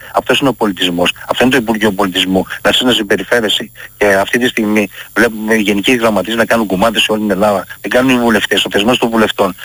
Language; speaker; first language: Greek; native; Greek